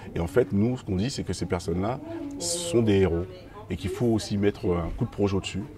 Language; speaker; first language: French; native; French